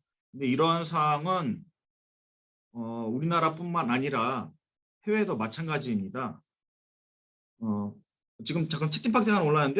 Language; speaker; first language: Korean; native; Korean